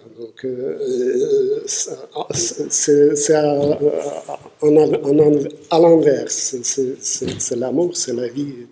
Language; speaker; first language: French; non-native, fluent; Russian